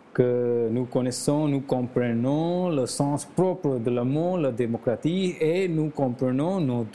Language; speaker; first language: French; non-native, learner; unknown